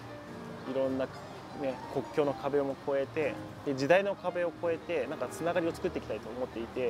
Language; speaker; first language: Japanese; native; Japanese